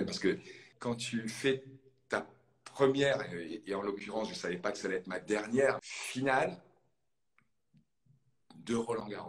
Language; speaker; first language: French; native; French